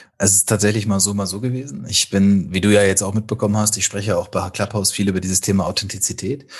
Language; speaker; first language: German; native; German